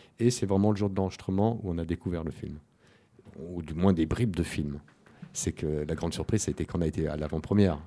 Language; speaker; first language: French; native; French